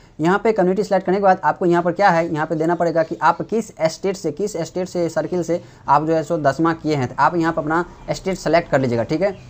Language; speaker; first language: Hindi; native; Hindi